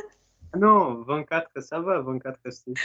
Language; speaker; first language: French; non-native, fluent; Portuguese